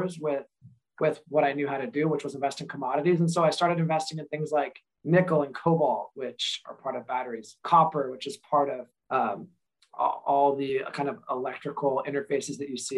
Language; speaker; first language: English; native; English